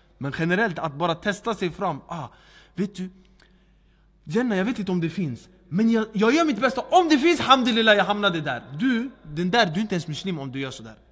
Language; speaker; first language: Swedish; early bilingual, other home language; Arabic